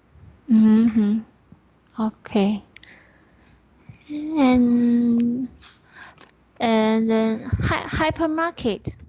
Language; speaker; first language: English; non-native, learner; Chinese